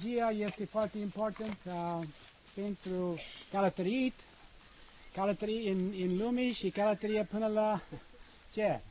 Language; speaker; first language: Romanian; non-native, learner; English